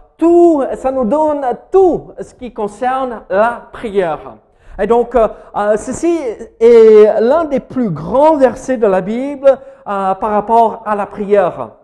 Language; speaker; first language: French; non-native, fluent; English